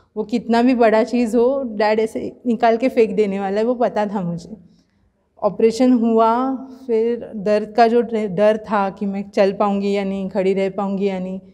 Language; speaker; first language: Hindi; non-native, local second language; Marathi